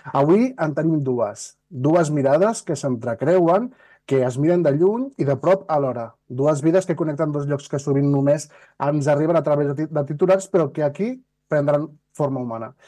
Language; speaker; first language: Catalan; native; Catalan